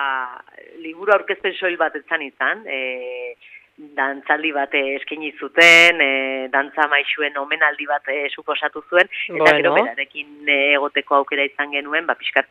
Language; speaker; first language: Basque; native; Basque